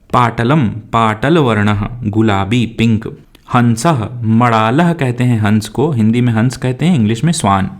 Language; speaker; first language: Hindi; native; Hindi